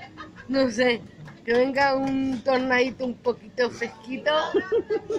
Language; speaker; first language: Spanish; native; Spanish